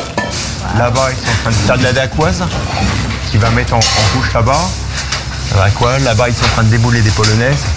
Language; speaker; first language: French; native; French